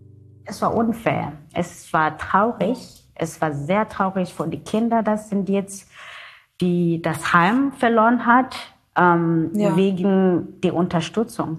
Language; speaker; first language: German; non-native, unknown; Zulu